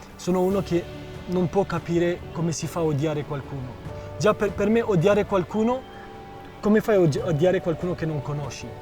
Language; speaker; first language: Italian; non-native, fluent; French